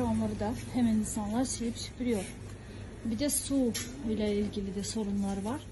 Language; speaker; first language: Turkish; non-native, fluent; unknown